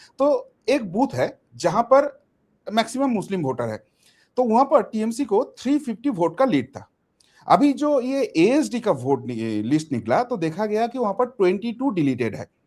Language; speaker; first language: Hindi; non-native, local second language; Bangla